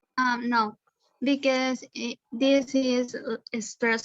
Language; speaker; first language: English; non-native, learner; Spanish